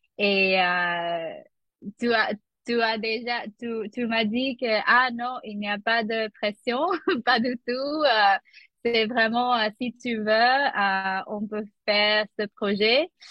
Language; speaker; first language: French; non-native, learner; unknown